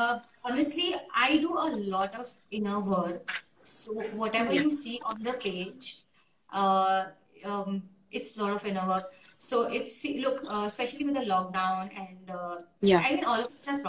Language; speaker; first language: English; non-native, local second language; Hindi